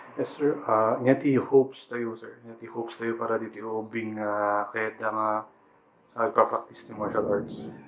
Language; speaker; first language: Filipino; non-native, local second language; Iloko